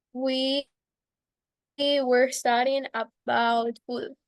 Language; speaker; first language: English; non-native, learner; Spanish